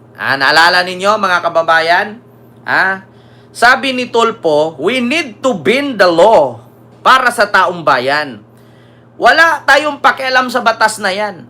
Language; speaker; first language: Filipino; native; Filipino